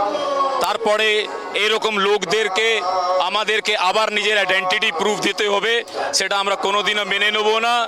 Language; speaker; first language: Bangla; non-native, local second language; Punjabi